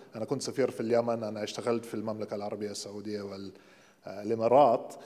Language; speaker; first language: Arabic; non-native, fluent; English